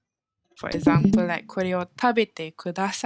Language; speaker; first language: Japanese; non-native, fluent; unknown